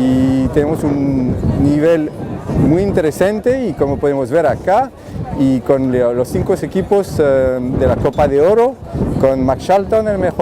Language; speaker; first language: Spanish; non-native, fluent; French